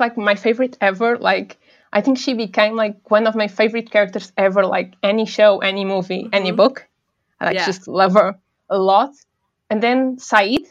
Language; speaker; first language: English; non-native, fluent; Portuguese